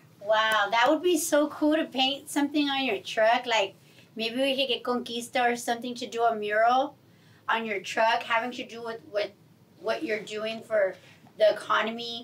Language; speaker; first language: English; early bilingual, other home language; Spanish